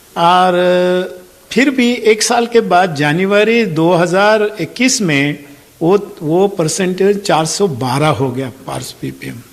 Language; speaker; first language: Hindi; non-native, local second language; Marathi